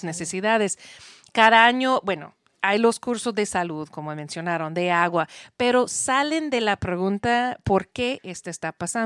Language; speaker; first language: Spanish; non-native, learner; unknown